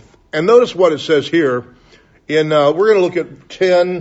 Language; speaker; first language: English; native; English